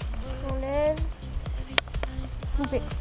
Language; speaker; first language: French; native; French